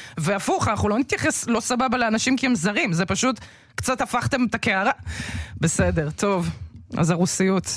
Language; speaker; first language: Hebrew; early bilingual, other home language; Russian